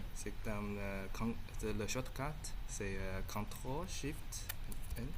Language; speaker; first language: French; non-native, learner; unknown